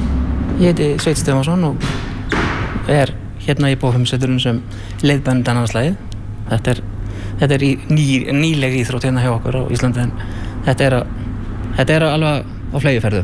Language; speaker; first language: Icelandic; native; Icelandic